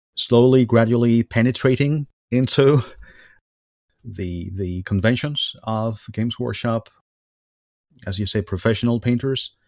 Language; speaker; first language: English; non-native, fluent; Spanish